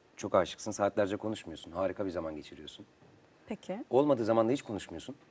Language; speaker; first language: Turkish; native; Turkish